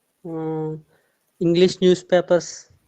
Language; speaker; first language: English; non-native, learner; Telugu